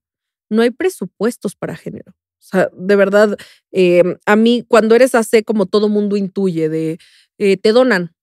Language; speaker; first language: Spanish; native; Spanish